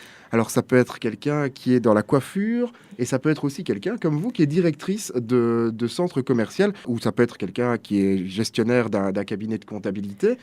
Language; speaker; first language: French; native; French